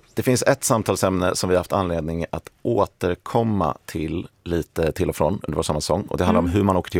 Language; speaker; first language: Swedish; native; Swedish